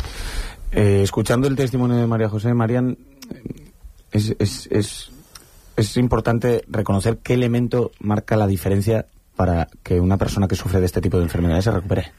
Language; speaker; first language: Spanish; native; Spanish